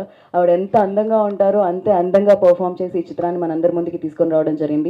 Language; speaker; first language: Telugu; native; Telugu